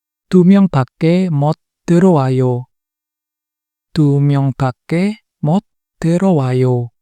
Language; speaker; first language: Korean; non-native, fluent; Indonesian